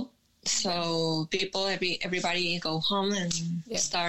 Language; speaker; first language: English; non-native, learner; Spanish